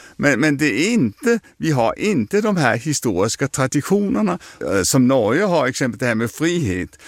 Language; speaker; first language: Swedish; native; Swedish